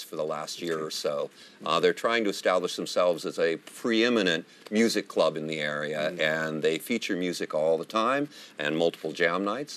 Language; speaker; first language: English; native; English